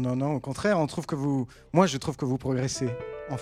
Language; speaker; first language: French; native; French